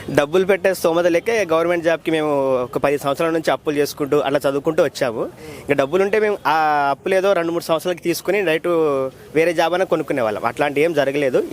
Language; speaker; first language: Telugu; non-native, local second language; Lambadi